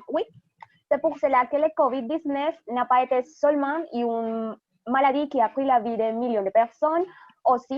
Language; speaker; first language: French; non-native, fluent; Spanish